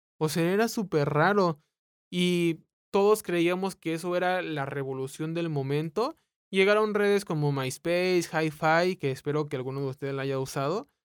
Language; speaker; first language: Spanish; native; Spanish